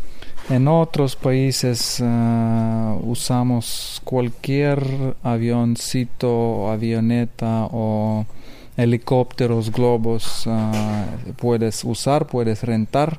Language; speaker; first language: Spanish; non-native, learner; Lithuanian